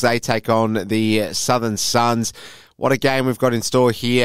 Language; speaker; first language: English; native; English